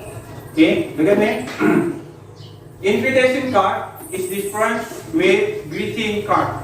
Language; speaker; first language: English; non-native, learner; Indonesian